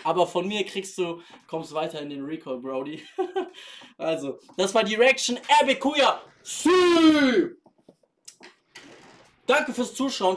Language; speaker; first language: German; native; German